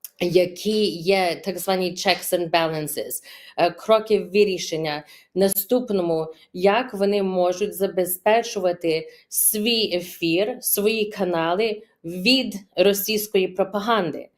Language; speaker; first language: Ukrainian; early bilingual, heritage; Ukrainian